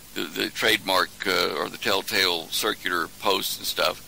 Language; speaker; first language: English; native; English